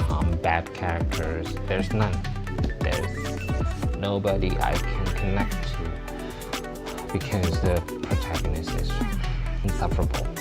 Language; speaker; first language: English; non-native, fluent; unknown